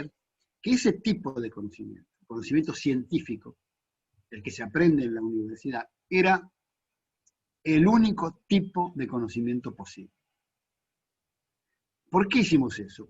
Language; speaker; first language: Spanish; native; Spanish